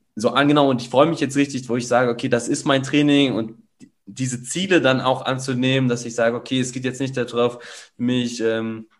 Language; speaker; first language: German; native; German